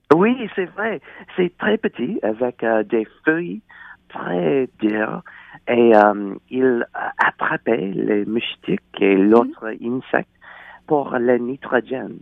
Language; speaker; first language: French; non-native, learner; English